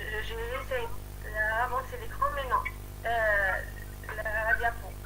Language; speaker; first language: French; non-native, learner; Arabic